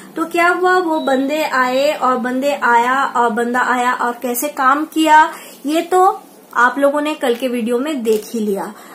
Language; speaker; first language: Hindi; non-native, local second language; Bangla